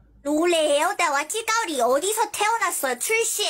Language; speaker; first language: Thai; early bilingual, other home language; Korean